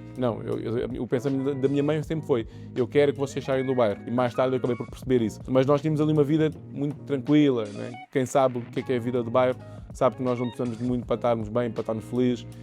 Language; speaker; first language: Portuguese; early bilingual, other home language; Kabuverdianu